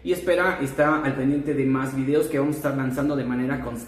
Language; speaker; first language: Spanish; native; Spanish